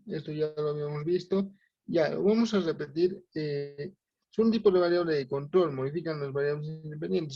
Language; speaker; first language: Spanish; native; Spanish